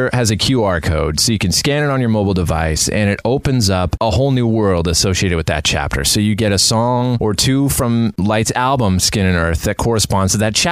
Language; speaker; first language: English; native; English